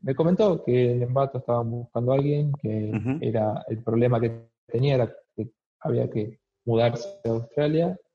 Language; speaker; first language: Spanish; native; Spanish